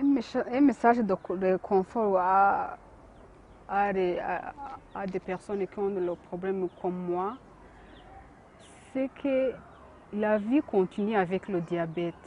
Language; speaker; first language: French; non-native, local second language; Kinyarwanda